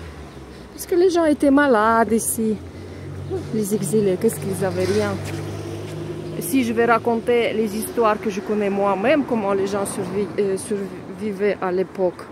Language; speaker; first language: French; non-native, fluent; Russian